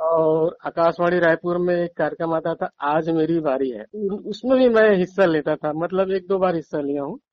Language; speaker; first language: Hindi; non-native, local second language; Marathi